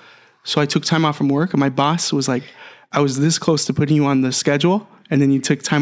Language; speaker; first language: English; native; English